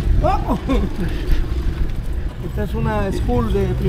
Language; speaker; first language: Spanish; native; Spanish